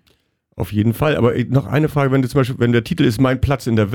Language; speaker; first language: German; native; German